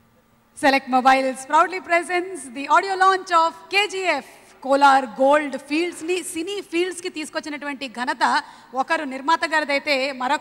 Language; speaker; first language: Telugu; native; Telugu